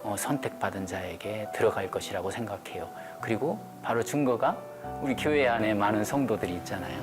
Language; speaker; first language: Korean; native; Korean